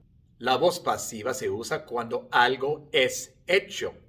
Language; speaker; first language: Spanish; non-native, fluent; English